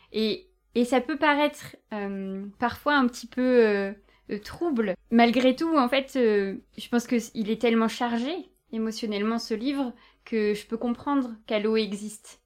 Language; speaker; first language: French; native; French